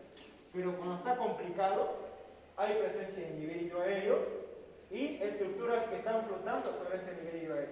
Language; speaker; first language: Spanish; native; Spanish